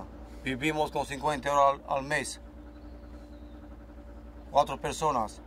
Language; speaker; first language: Spanish; non-native, learner; Romanian